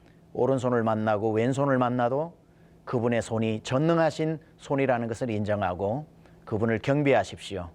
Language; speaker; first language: Korean; native; Korean